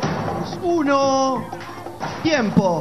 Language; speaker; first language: Spanish; native; Spanish